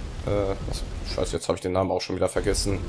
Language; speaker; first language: German; native; German